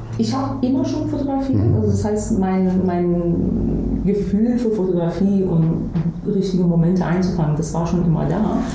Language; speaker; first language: German; non-native, fluent; Persian